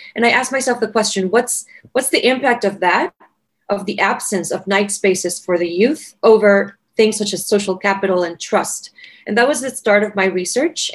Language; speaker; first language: English; non-native, fluent; Spanish